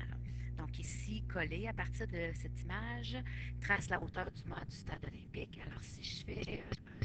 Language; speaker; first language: French; native; French